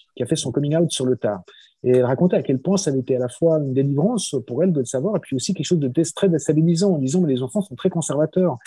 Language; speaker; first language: French; native; French